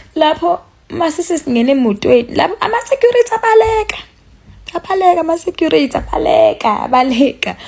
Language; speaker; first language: Zulu; native; Zulu